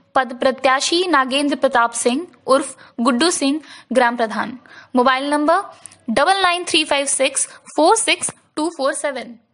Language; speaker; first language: Hindi; native; Hindi